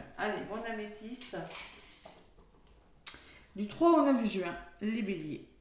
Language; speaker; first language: French; native; French